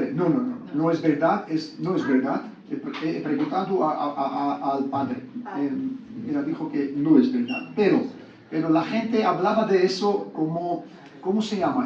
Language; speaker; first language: Spanish; non-native, learner; Georgian